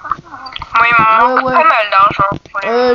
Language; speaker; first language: French; native; French